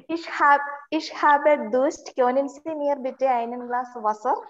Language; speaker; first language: German; non-native, learner; Malayalam